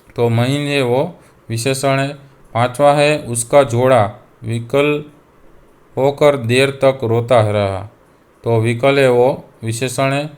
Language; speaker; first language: Hindi; non-native, local second language; Gujarati